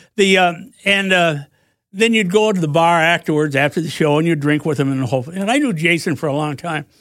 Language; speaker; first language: English; native; English